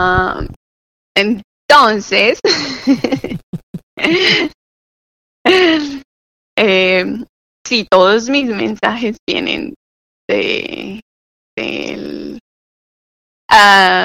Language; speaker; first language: English; non-native, fluent; Spanish